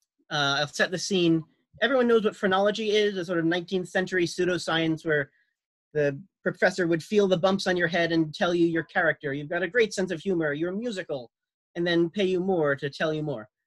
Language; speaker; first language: English; native; English